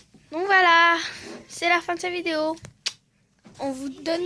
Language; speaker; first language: French; native; French